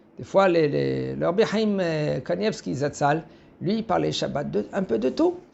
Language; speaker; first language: French; native; French